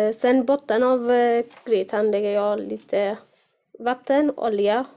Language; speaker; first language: Swedish; non-native, fluent; Arabic